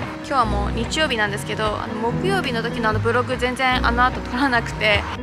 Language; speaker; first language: Japanese; early bilingual, heritage; Japanese